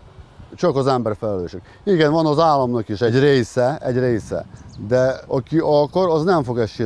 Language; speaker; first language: Hungarian; non-native, local second language; Ukrainian